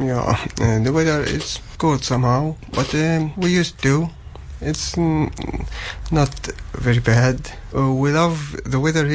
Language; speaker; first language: English; non-native, learner; Arabic